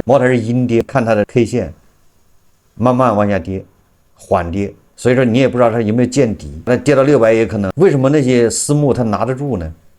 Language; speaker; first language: Chinese; native; Chinese